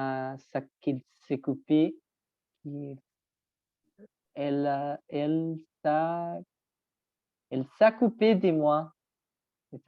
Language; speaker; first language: French; non-native, learner; Spanish